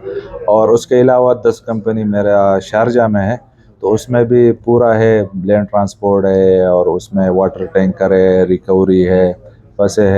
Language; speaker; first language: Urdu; non-native, local second language; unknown